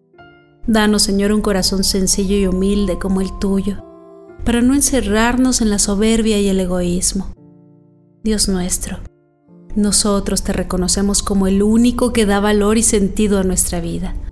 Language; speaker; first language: Spanish; native; Spanish